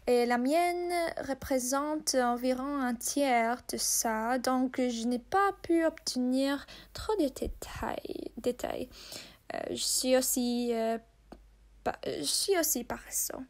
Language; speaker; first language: French; non-native, learner; English